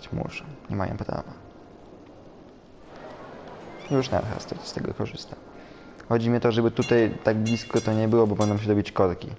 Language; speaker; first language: Polish; native; Polish